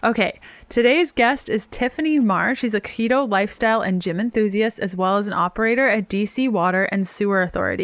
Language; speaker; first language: English; native; English